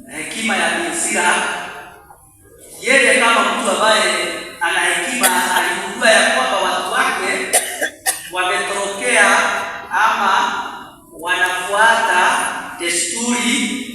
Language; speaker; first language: Swahili; non-native, local second language; Meru